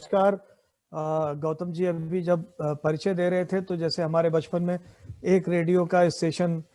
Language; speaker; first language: Hindi; native; Hindi